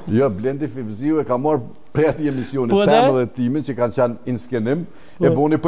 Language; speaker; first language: Albanian; native; Albanian